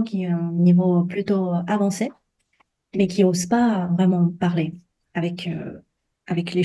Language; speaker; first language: French; non-native, fluent; Chinese